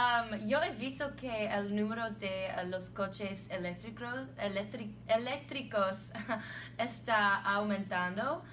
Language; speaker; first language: Spanish; non-native, learner; English